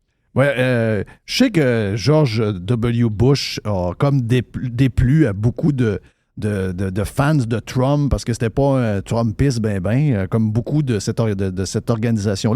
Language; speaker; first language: French; native; French